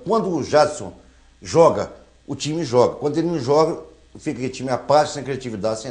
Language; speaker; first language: Portuguese; native; Portuguese